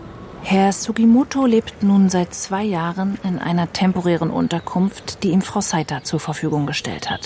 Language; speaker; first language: German; native; German